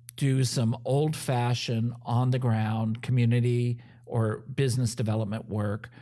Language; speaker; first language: English; native; English